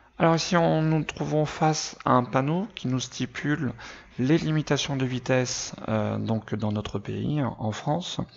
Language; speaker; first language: French; native; French